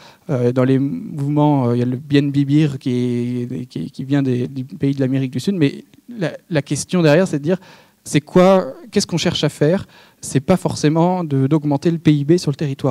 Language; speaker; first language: French; native; French